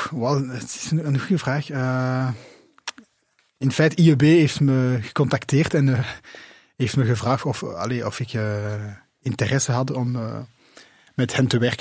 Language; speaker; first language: Dutch; non-native, local second language; French